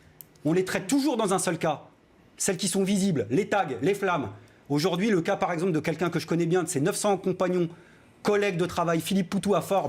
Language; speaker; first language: French; native; French